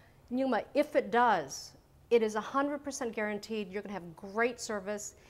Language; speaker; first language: English; early bilingual, other home language; Vietnamese